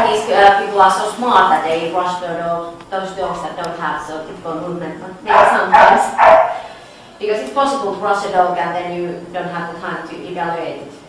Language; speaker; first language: English; non-native, fluent; Finnish